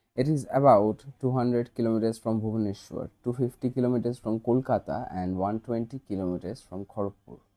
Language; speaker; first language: English; non-native, local second language; Bangla